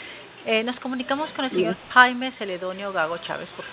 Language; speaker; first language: Spanish; native; Spanish